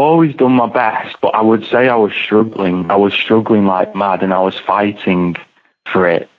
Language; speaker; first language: English; native; English